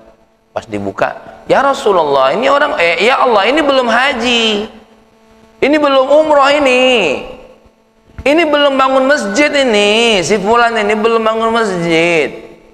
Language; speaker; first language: Indonesian; native; Indonesian